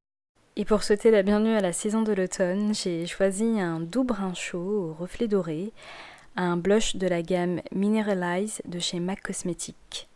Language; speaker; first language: French; native; French